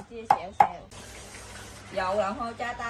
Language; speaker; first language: Chinese; non-native, learner; Vietnamese